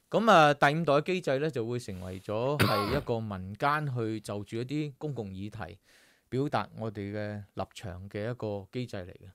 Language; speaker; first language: Cantonese; native; Cantonese